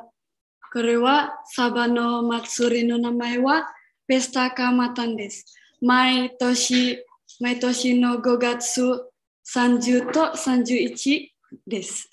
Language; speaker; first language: Japanese; non-native, learner; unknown